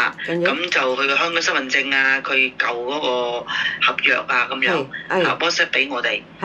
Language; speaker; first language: Cantonese; native; Cantonese